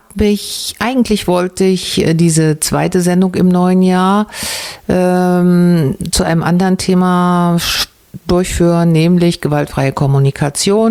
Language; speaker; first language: German; native; German